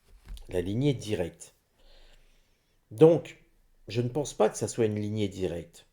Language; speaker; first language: French; native; French